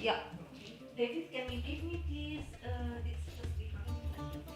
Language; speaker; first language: English; non-native, learner; Arabic